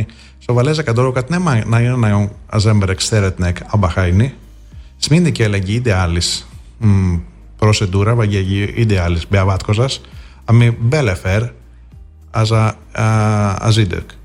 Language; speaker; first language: Hungarian; non-native, fluent; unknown